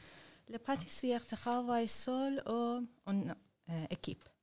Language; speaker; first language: French; non-native, learner; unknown